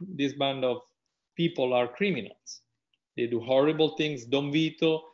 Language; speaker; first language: English; non-native, fluent; Italian